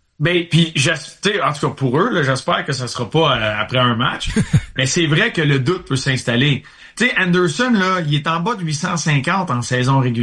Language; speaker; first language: French; native; French